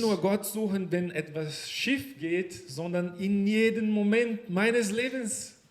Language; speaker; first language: German; non-native, learner; Portuguese